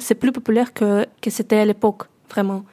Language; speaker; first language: French; non-native, learner; Russian